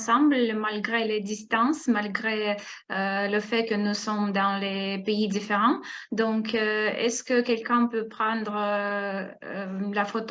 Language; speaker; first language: French; non-native, fluent; Russian